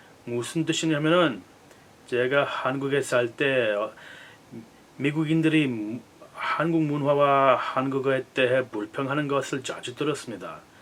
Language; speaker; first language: Korean; non-native, fluent; English